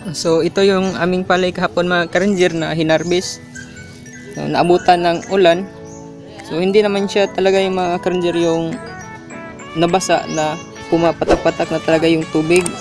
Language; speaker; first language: Filipino; non-native, local second language; Cebuano